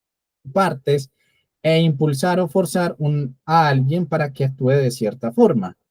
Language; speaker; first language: Spanish; native; Spanish